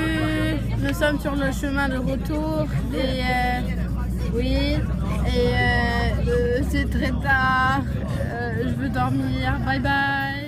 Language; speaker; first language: French; non-native, learner; Swedish